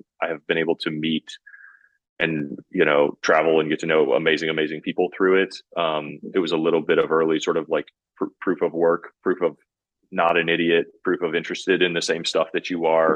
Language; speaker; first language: English; native; English